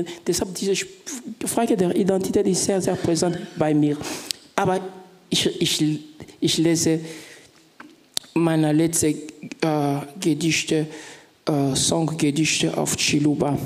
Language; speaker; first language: German; non-native, fluent; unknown